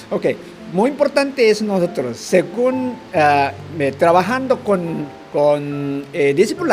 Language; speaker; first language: Spanish; non-native, fluent; Korean